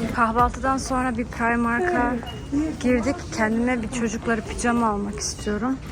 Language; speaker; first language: Turkish; early bilingual, heritage; Turkish